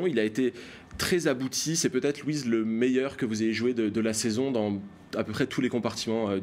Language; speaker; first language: French; native; French